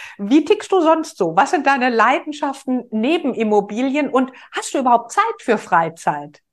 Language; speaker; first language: German; native; German